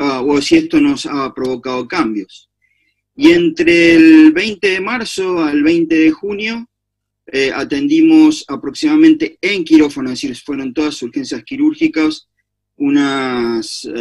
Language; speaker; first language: Spanish; native; Spanish